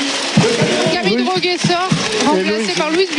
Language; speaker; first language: French; native; French